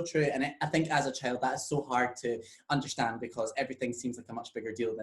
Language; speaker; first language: English; native; English